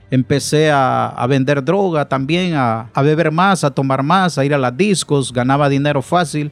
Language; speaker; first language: Spanish; native; Spanish